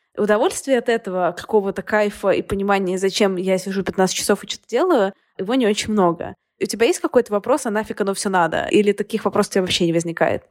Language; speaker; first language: Russian; native; Russian